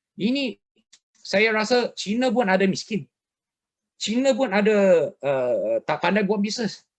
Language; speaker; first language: Malay; non-native, local second language; Chinese